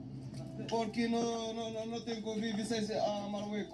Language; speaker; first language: Spanish; non-native, learner; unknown